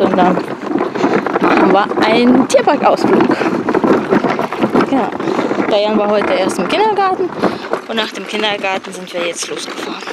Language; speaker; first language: German; native; German